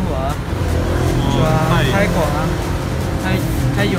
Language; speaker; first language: Chinese; non-native, learner; Thai